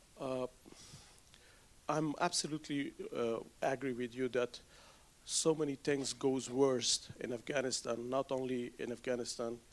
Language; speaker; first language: English; non-native, fluent; Persian